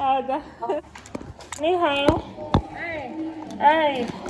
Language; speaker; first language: Chinese; non-native, learner; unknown